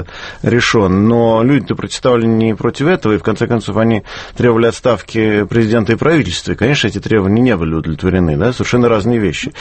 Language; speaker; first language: Russian; native; Russian